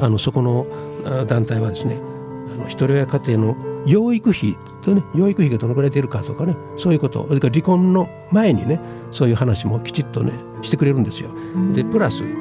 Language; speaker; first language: Japanese; native; Japanese